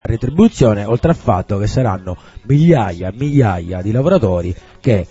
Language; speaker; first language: Italian; native; Italian